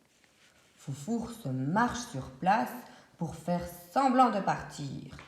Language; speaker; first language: French; native; French